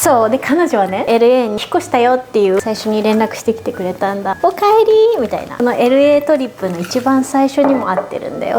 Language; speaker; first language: Japanese; native; Japanese